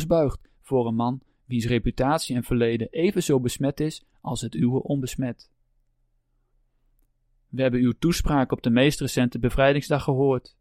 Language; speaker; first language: Dutch; native; Dutch